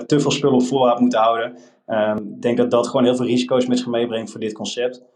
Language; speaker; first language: Dutch; native; Dutch